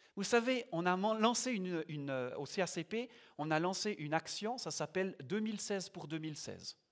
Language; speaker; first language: French; native; French